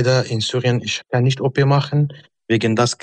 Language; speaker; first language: German; non-native, learner; Arabic